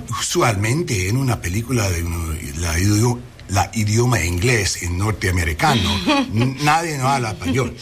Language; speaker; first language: Spanish; early bilingual, heritage; English